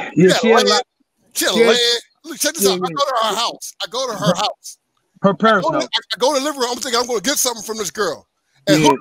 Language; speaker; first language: English; native; English